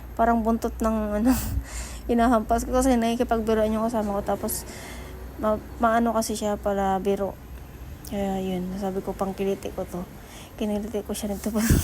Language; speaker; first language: Filipino; native; Filipino